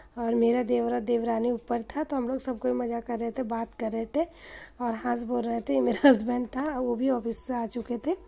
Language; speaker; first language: Hindi; non-native, local second language; Bangla